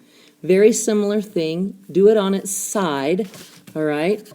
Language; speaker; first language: English; native; English